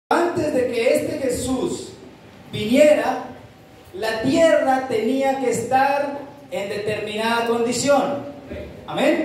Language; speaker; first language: Spanish; native; Spanish